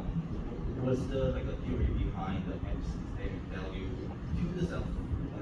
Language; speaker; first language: English; non-native, fluent; Korean